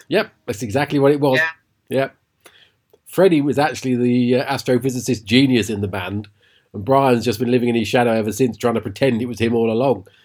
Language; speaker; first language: English; native; English